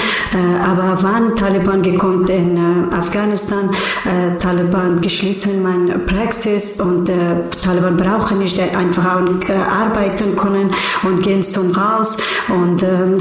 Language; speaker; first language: German; non-native, learner; Persian